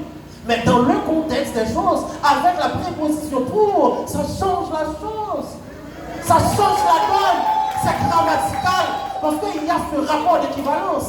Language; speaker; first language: French; non-native, local second language; Haitian Creole